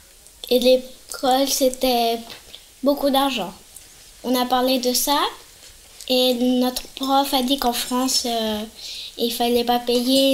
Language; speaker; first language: French; non-native, fluent; Spanish